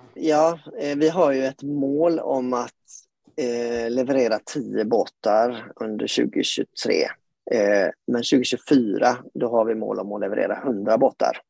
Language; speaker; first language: Swedish; native; Swedish